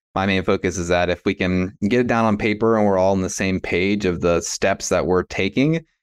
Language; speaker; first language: English; native; English